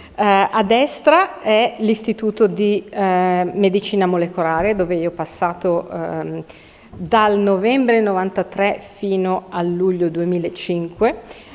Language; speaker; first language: Italian; native; Italian